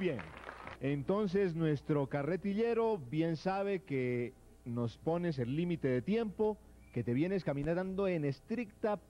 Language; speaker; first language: Spanish; native; Spanish